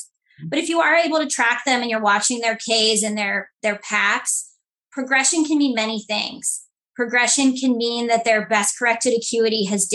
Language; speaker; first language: English; native; English